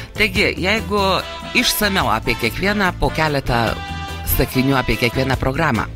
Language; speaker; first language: Lithuanian; native; Lithuanian